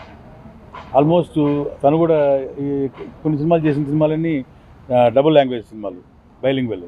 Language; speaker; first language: Telugu; native; Telugu